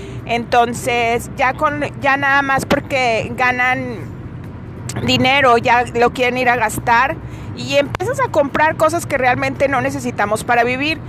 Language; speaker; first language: Spanish; native; Spanish